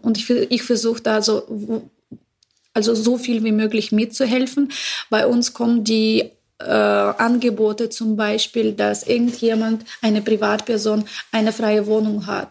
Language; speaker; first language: German; non-native, learner; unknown